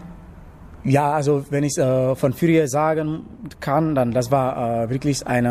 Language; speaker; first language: German; non-native, learner; Wolof